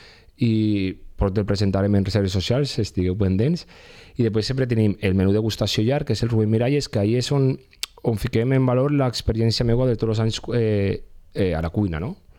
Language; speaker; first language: Catalan; native; Catalan